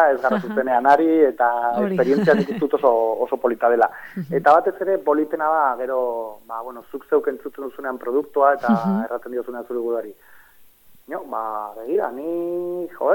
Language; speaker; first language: Basque; native; Basque